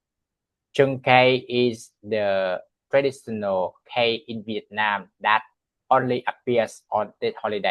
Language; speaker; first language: English; non-native, learner; Vietnamese